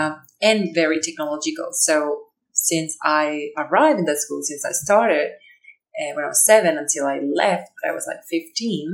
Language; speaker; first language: English; non-native, fluent; Spanish